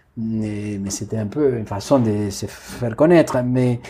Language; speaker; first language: French; non-native, fluent; Spanish